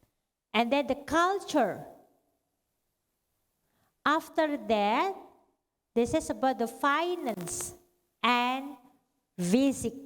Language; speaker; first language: English; non-native, learner; Indonesian